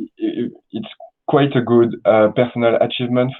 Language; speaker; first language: English; non-native, learner; French